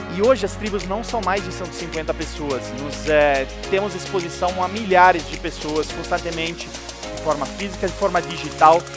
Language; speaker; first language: Portuguese; non-native, fluent; Italian